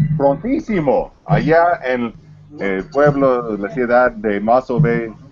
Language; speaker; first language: Spanish; non-native, fluent; English